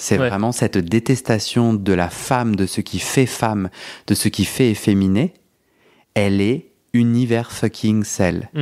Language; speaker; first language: French; native; French